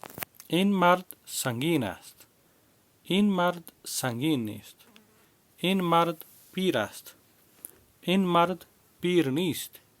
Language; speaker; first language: Persian; non-native, fluent; Urdu